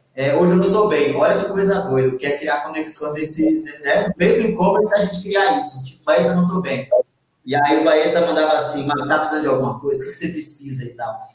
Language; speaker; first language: Portuguese; native; Portuguese